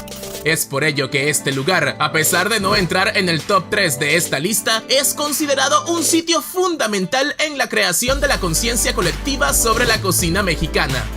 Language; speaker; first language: Spanish; native; Spanish